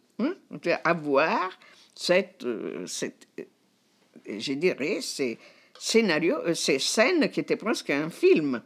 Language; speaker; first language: French; non-native, fluent; Italian